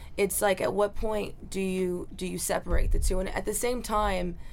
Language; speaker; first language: English; native; English